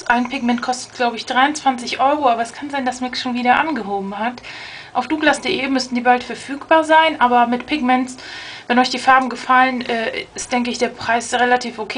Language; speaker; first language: German; native; German